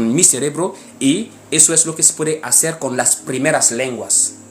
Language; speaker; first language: Spanish; non-native, learner; French